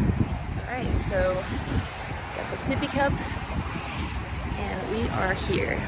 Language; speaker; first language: English; native; English